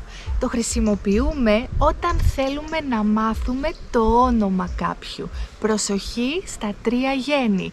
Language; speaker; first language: Greek; native; Greek